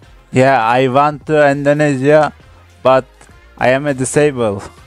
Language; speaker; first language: English; non-native, learner; Turkish